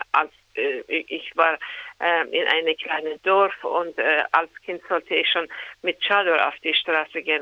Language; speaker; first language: German; non-native, fluent; Persian